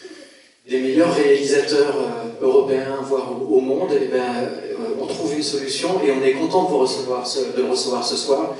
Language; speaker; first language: French; native; French